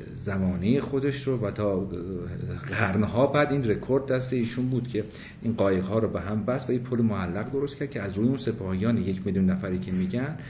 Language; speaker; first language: Persian; early bilingual, other home language; English